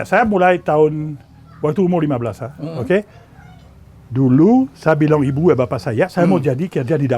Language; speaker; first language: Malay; non-native, fluent; French